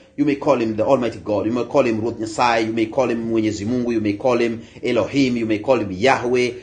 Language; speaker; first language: English; non-native, local second language; Luo (Kenya and Tanzania)